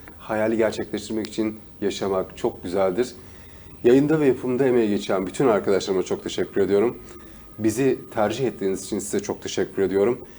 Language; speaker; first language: Turkish; native; Turkish